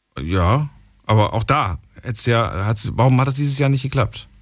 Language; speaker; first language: German; native; German